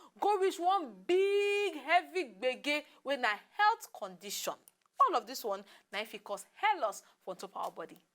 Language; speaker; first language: Nigerian Pidgin; native; Nigerian Pidgin